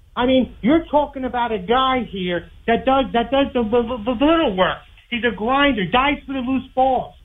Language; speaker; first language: English; native; English